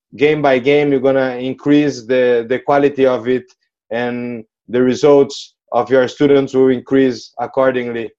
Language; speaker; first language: English; non-native, fluent; Portuguese